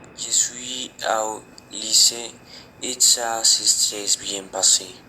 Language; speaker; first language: French; non-native, learner; Spanish